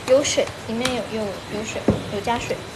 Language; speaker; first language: Chinese; native; Chinese